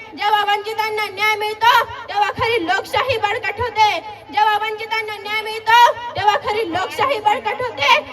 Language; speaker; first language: Marathi; non-native, local second language; Lambadi